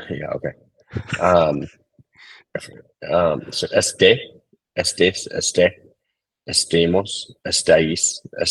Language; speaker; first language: Spanish; non-native, learner; English